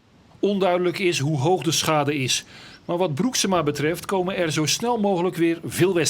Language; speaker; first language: Dutch; native; Dutch